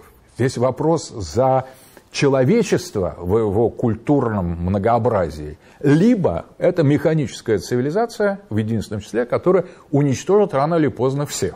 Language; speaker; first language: Russian; native; Russian